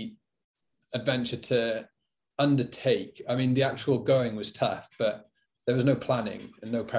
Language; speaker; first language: English; native; English